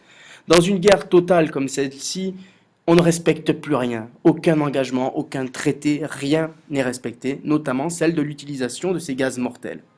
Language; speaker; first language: French; native; French